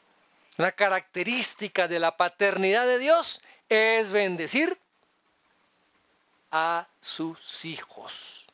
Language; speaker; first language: Spanish; native; Spanish